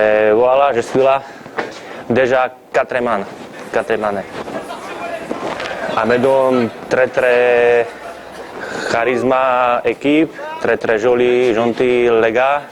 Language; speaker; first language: French; non-native, learner; Slovak